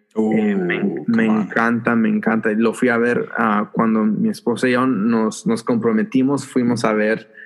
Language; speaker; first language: Spanish; early bilingual, heritage; Spanish